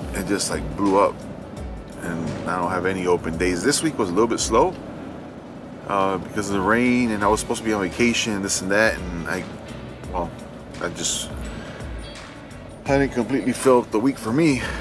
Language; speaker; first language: English; early bilingual, other home language; Spanish